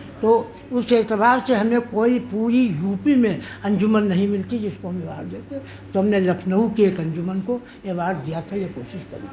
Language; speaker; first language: Urdu; native; Urdu